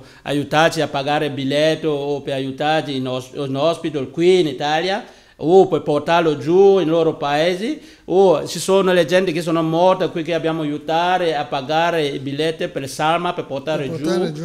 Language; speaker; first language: Italian; non-native, learner; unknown